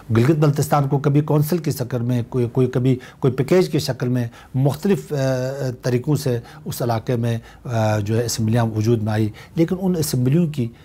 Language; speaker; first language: Urdu; non-native, local second language; Shina